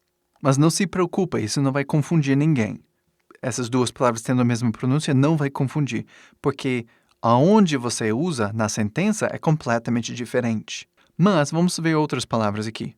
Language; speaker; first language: Portuguese; non-native, fluent; English